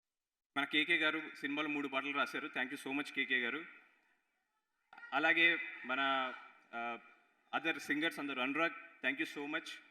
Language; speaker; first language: Telugu; native; Telugu